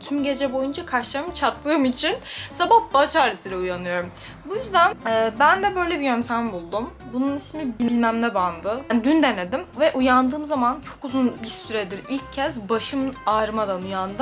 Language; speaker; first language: Turkish; native; Turkish